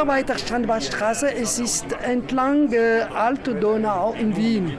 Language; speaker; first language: German; non-native, learner; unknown